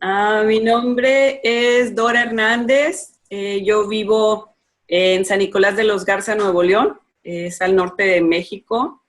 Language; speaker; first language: Spanish; native; Spanish